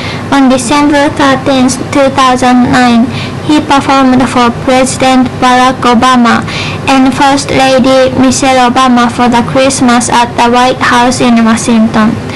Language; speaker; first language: English; non-native, fluent; Japanese